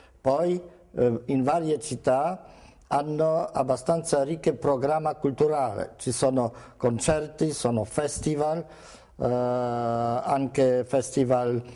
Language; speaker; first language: Italian; non-native, fluent; Polish